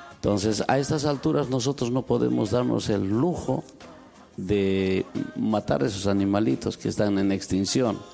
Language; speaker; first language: Spanish; non-native, local second language; Quechua